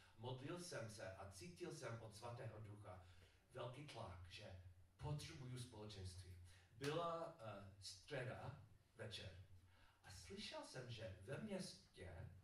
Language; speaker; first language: Czech; non-native, learner; English